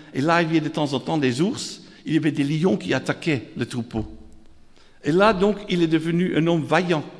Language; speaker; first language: French; non-native, fluent; Dutch